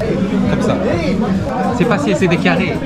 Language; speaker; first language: French; non-native, learner; Korean